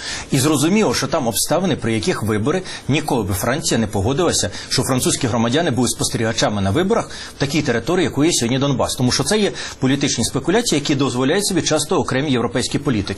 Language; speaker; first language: Ukrainian; native; Ukrainian